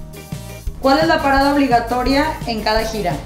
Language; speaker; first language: Spanish; native; Spanish